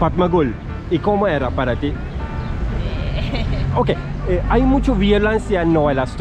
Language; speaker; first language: Spanish; non-native, learner; Turkish